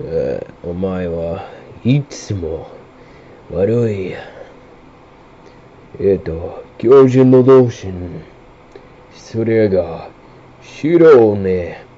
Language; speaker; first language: Japanese; non-native, learner; English